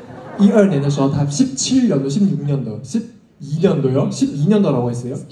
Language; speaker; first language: Korean; non-native, fluent; Chinese